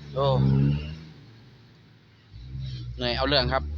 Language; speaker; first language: Thai; native; Thai